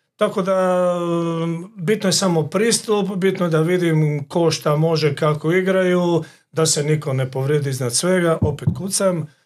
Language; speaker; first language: Croatian; native; Croatian